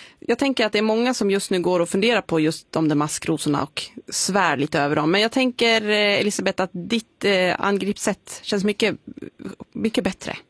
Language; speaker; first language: Swedish; native; Swedish